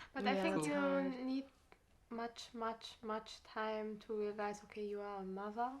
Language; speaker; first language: English; non-native, learner; German